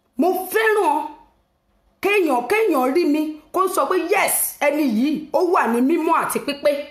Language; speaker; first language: Yoruba; native; Yoruba